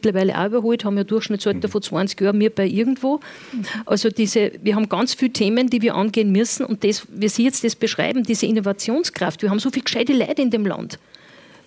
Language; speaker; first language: German; native; German